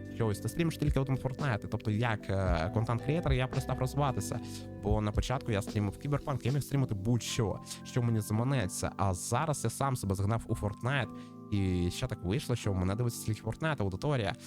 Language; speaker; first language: Ukrainian; non-native, local second language; Russian